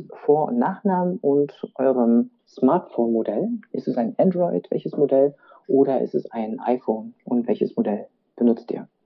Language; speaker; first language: German; native; German